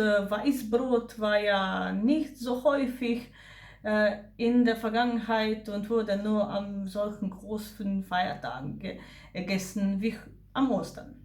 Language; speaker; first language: German; non-native, fluent; Slovenian